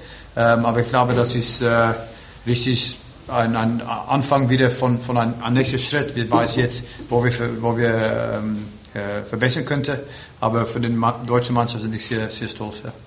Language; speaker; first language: German; non-native, fluent; Afrikaans